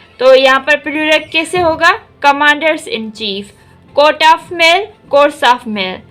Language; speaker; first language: Urdu; non-native, local second language; Sindhi